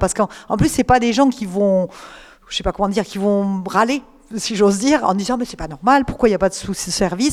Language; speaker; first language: French; native; French